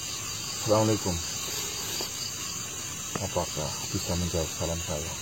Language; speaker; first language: Indonesian; native; Indonesian